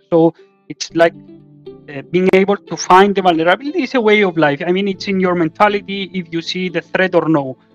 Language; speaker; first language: English; non-native, fluent; Greek